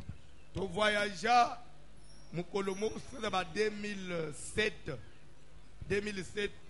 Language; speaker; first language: French; non-native, local second language; Lingala